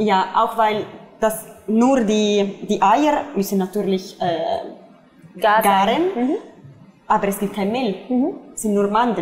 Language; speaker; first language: German; non-native, fluent; Italian